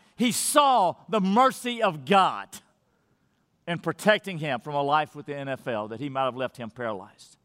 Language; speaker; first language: English; native; English